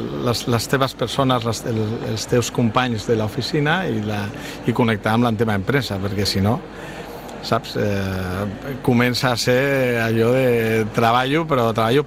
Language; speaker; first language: Catalan; non-native, local second language; Spanish